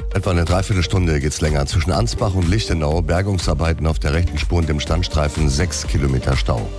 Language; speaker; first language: German; native; German